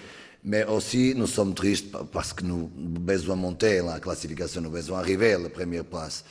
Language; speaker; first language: French; non-native, learner; Portuguese